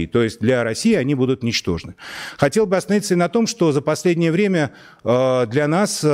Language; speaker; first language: Russian; native; Russian